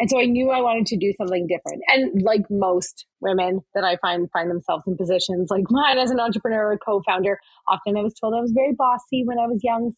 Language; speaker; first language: English; native; English